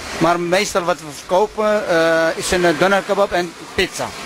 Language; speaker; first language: Dutch; non-native, local second language; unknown